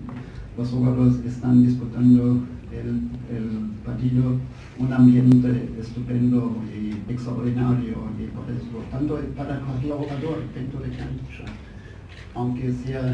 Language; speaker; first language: Spanish; non-native, fluent; German